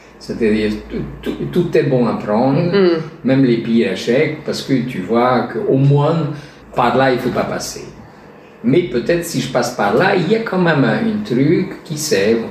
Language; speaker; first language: French; non-native, fluent; Hungarian